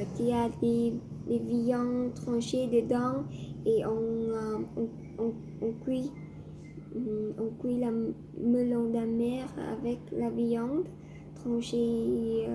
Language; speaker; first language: French; non-native, learner; Vietnamese